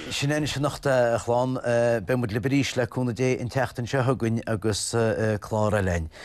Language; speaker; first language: Irish; native; Irish